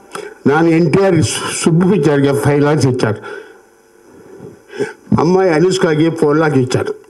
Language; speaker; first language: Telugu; non-native, learner; Kannada